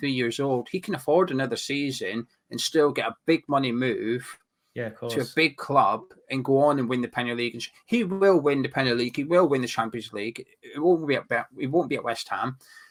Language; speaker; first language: English; native; English